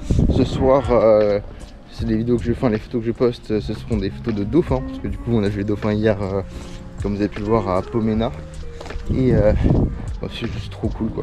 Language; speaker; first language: French; native; French